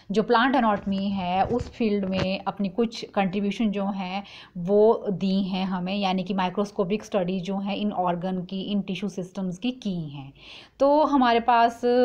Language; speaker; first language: Hindi; native; Hindi